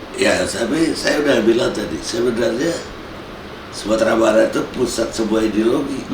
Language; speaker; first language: Indonesian; non-native, local second language; Minangkabau